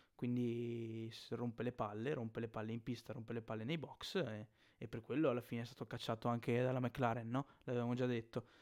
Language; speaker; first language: Italian; native; Italian